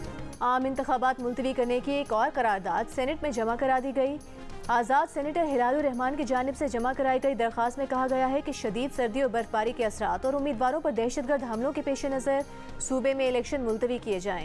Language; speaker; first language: Urdu; native; Urdu